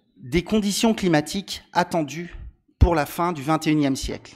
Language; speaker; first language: Italian; non-native, learner; French